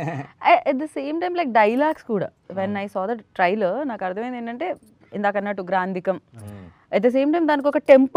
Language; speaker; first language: Telugu; native; Telugu